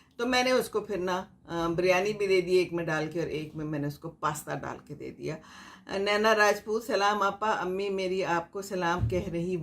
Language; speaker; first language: Urdu; native; Urdu